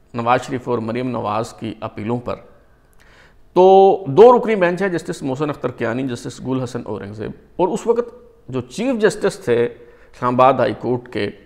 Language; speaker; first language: Urdu; native; Urdu